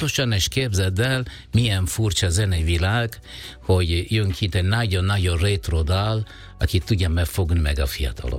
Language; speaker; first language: Hungarian; non-native, fluent; Italian